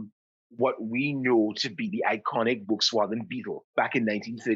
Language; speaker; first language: English; native; English